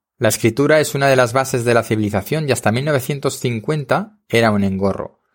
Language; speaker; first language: Spanish; native; Spanish